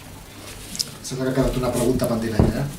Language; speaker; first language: Catalan; native; Catalan